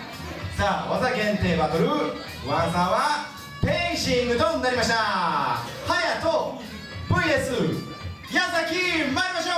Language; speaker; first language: Japanese; native; Japanese